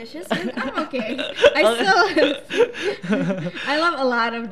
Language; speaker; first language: English; non-native, fluent; Arabic